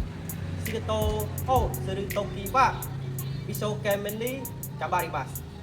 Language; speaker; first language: Japanese; non-native, learner; Khmer